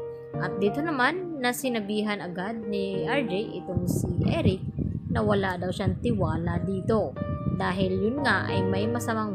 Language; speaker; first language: Filipino; native; Filipino